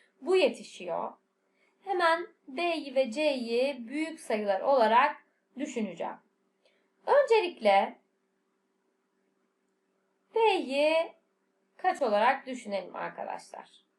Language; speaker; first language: Turkish; native; Turkish